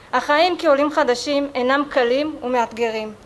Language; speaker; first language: Hebrew; early bilingual, other home language; Amharic